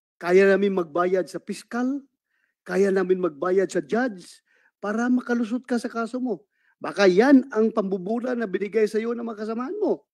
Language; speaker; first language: Filipino; native; Filipino